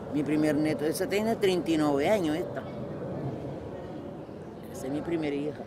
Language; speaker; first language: Spanish; non-native, fluent; Kabuverdianu